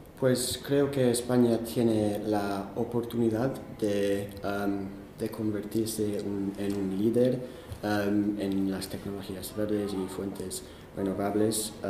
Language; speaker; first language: Spanish; non-native, fluent; English